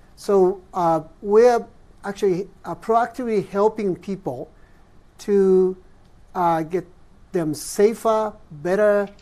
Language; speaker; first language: English; non-native, fluent; Japanese